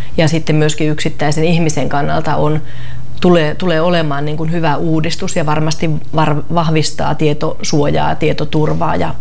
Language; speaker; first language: Finnish; native; Finnish